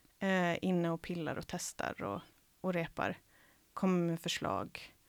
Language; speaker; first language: Swedish; early bilingual, other home language; Serbian